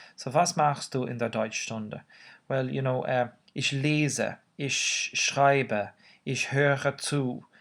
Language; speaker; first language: German; non-native, fluent; Irish